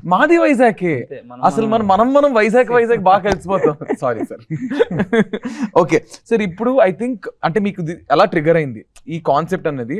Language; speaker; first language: Telugu; native; Telugu